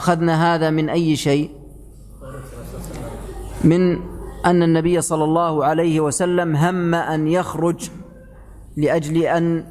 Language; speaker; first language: Arabic; native; Arabic